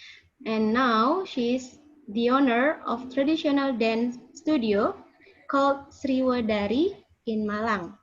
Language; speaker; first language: English; non-native, fluent; Indonesian